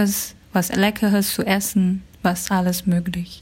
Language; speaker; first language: German; non-native, fluent; Chinese